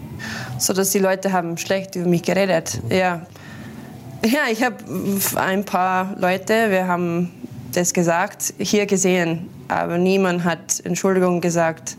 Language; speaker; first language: German; non-native, learner; English